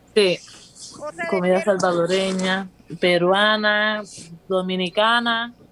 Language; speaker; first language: Spanish; native; Spanish